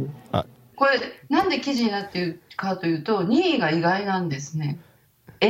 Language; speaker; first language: Japanese; native; Japanese